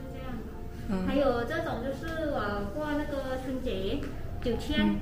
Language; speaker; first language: Chinese; non-native, learner; Thai